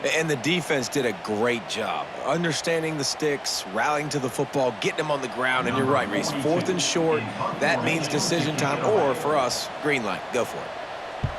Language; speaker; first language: English; native; English